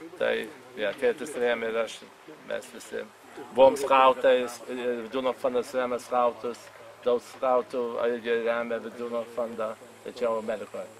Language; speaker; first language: Lithuanian; early bilingual, heritage; Lithuanian